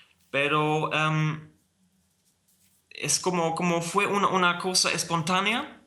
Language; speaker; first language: Spanish; non-native, fluent; German